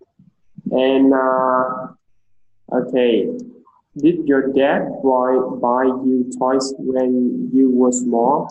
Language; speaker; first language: English; non-native, learner; Vietnamese